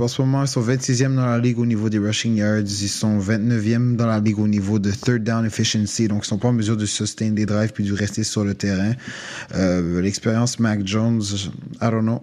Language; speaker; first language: French; native; French